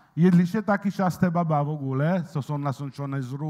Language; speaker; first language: Polish; non-native, learner; Italian